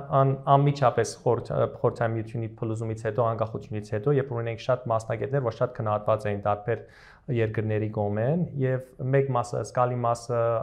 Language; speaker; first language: Armenian; early bilingual, heritage; Armenian